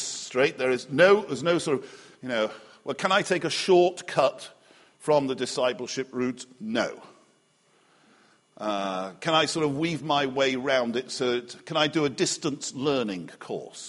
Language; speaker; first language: English; native; English